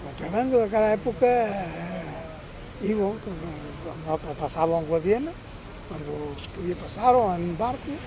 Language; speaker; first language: Portuguese; non-native, local second language; Spanish